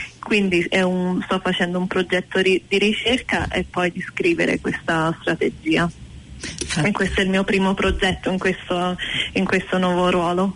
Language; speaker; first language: Italian; early bilingual, heritage; Italian